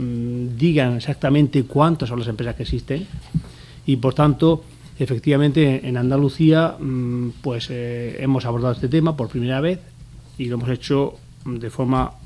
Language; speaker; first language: Spanish; native; Spanish